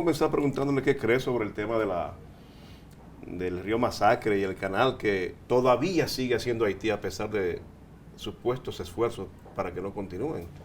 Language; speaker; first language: Spanish; native; Spanish